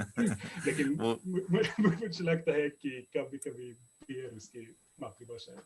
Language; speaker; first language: Hindi; non-native, learner; Swedish